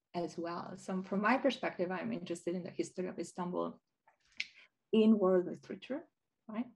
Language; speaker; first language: English; non-native, fluent; Romanian